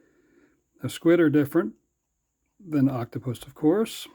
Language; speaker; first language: English; native; English